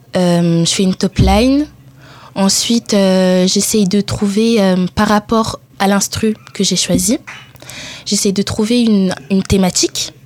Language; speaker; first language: French; early bilingual, other home language; Italian